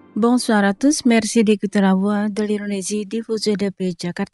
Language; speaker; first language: French; non-native, fluent; Indonesian